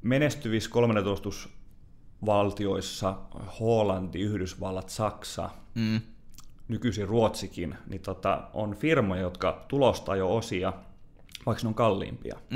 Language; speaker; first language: Finnish; native; Finnish